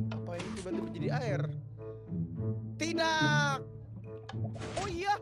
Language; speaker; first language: Indonesian; native; Indonesian